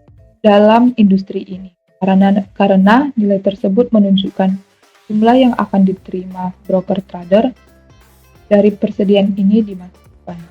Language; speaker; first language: Indonesian; native; Indonesian